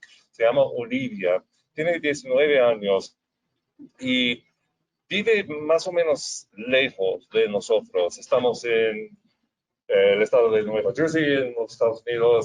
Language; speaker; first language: Spanish; non-native, fluent; English